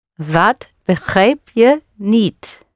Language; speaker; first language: Dutch; non-native, learner; English